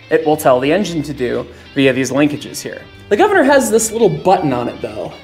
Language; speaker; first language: English; native; English